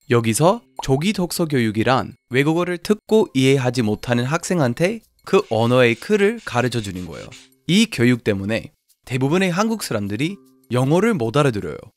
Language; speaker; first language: Korean; non-native, fluent; English